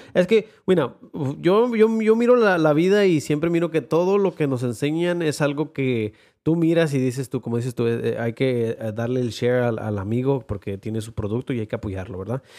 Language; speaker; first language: Spanish; early bilingual, heritage; Spanish